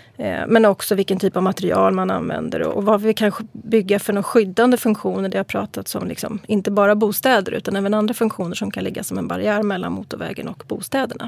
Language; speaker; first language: Swedish; native; Swedish